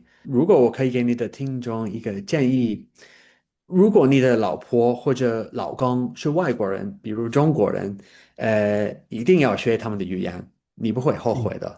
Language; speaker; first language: Chinese; non-native, learner; English